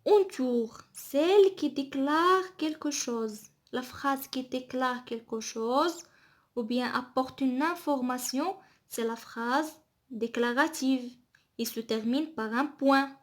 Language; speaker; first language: French; non-native, local second language; Arabic